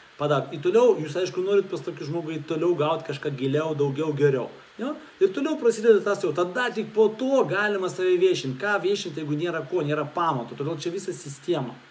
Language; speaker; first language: Lithuanian; non-native, local second language; Russian